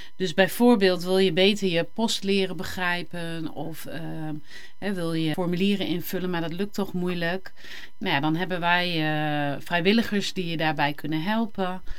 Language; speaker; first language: Dutch; native; Dutch